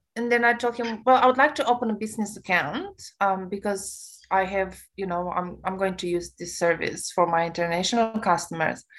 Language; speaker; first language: English; non-native, fluent; Romanian